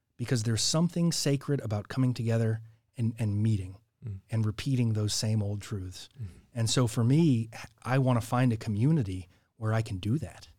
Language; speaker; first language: English; native; English